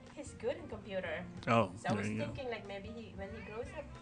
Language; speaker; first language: English; non-native, local second language; Iloko